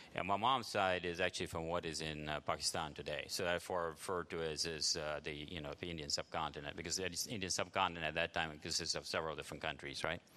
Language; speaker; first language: English; early bilingual, other home language; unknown